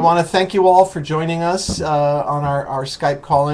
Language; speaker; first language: English; native; English